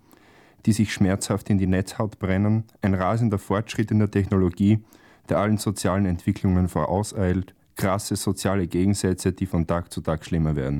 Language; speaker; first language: German; native; German